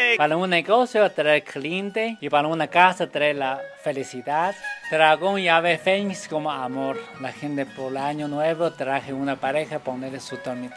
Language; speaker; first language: Spanish; non-native, learner; Chinese